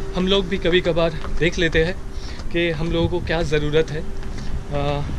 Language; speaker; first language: Hindi; non-native, local second language; Bangla